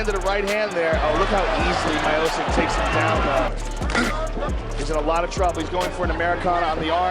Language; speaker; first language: English; native; English